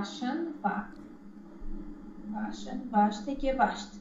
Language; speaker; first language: German; non-native, learner; Romanian